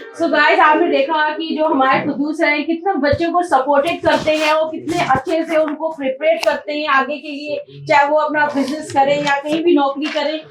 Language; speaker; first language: Hindi; native; Hindi